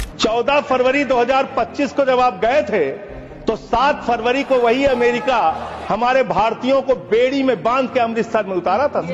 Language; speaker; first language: Hindi; native; Hindi